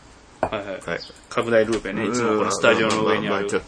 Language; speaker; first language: Japanese; native; Japanese